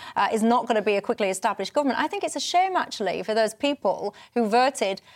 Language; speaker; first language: English; native; English